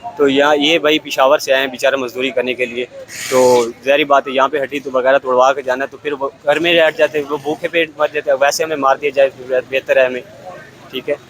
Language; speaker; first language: Urdu; non-native, local second language; Punjabi